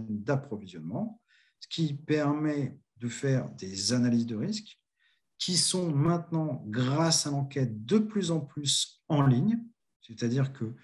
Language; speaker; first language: French; native; French